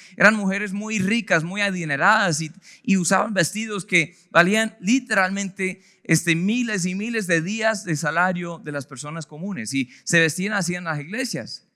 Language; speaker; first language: Spanish; non-native, fluent; English